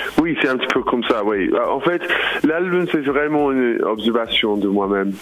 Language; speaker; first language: French; non-native, learner; English